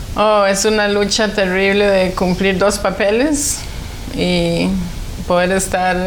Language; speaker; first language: Spanish; native; Spanish